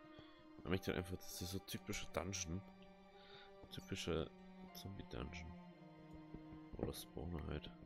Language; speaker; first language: German; native; German